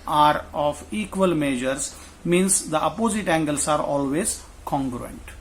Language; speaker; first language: English; non-native, local second language; Marathi